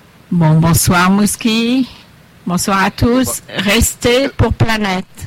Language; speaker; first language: French; native; French